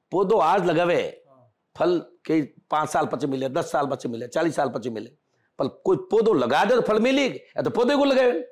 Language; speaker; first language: Hindi; native; Hindi